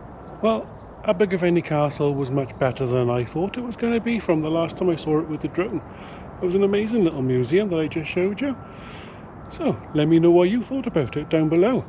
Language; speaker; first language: English; native; English